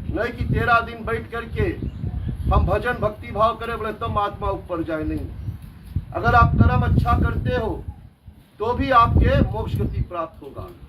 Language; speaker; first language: Hindi; native; Hindi